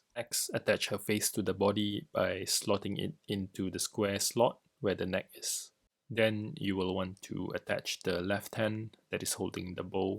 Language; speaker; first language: English; native; English